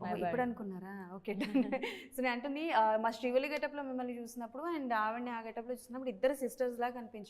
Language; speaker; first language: Telugu; native; Telugu